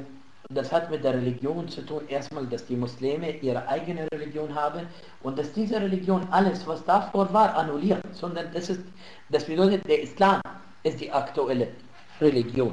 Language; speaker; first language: German; non-native, fluent; Arabic